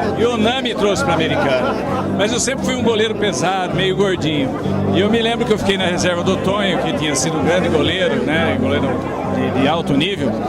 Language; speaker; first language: Portuguese; native; Portuguese